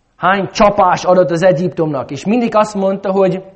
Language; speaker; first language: Hungarian; non-native, fluent; English